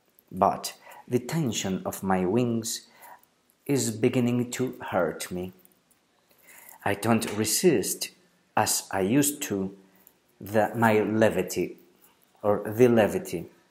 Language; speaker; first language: English; non-native, fluent; Greek